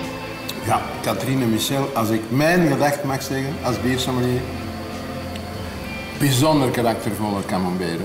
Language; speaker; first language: Dutch; native; Dutch